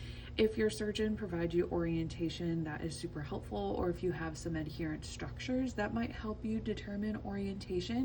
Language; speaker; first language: English; native; English